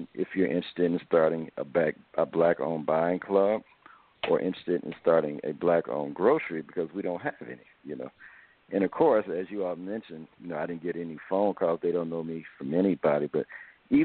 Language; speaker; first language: English; native; English